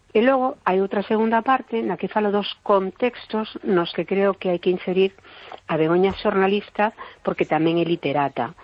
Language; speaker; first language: Galician; non-native, local second language; Spanish